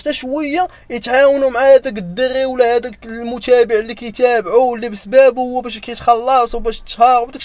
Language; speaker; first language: Arabic; native; Arabic